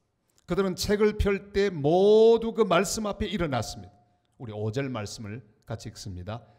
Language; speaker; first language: Korean; native; Korean